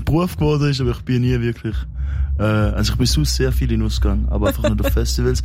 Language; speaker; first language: German; native; German